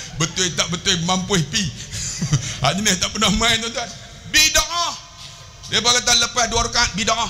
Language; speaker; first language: Malay; native; Malay